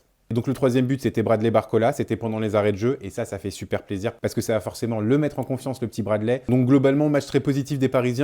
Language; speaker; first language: French; native; French